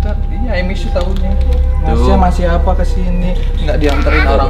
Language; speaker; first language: Indonesian; native; Indonesian